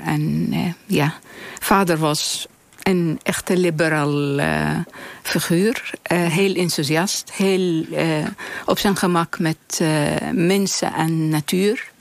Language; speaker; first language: Dutch; non-native, fluent; Arabic